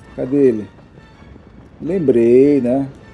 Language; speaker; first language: Portuguese; native; Portuguese